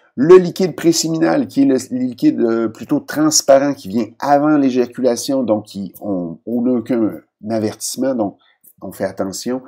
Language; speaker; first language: French; native; French